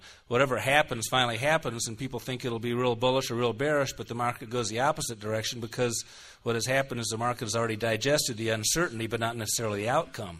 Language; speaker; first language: English; native; English